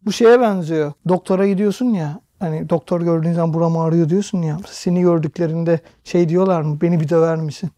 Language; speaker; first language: Turkish; native; Turkish